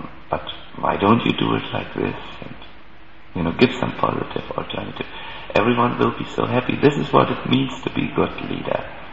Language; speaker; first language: English; non-native, fluent; German